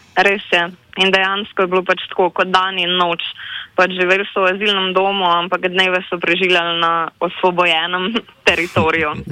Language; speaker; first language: Slovenian; native; Slovenian